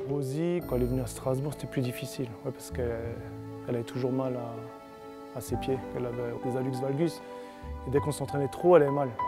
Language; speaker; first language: French; native; French